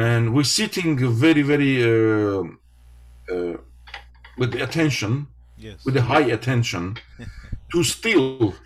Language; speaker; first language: English; non-native, fluent; Armenian